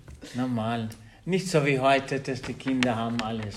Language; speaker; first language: German; non-native, learner; Albanian